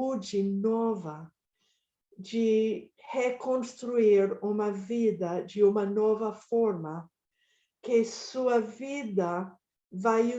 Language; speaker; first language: Portuguese; non-native, fluent; Spanish